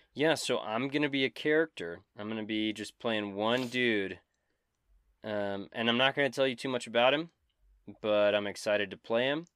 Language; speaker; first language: English; native; English